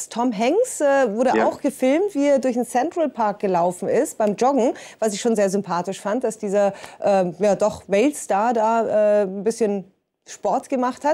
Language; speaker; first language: German; native; German